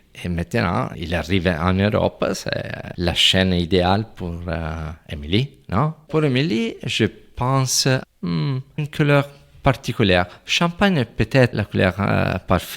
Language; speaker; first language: French; non-native, fluent; Italian